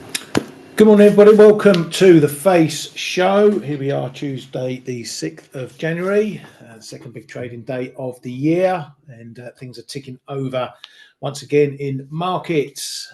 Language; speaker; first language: English; native; English